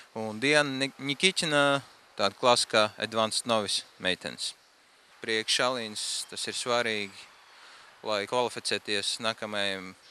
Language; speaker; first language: Latvian; non-native, local second language; Russian